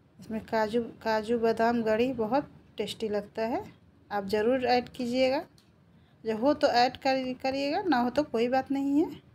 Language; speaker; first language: Hindi; native; Hindi